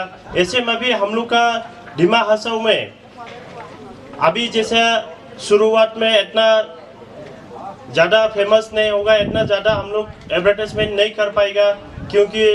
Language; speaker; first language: Hindi; non-native, local second language; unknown